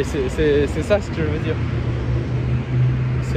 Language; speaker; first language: French; non-native, learner; Chinese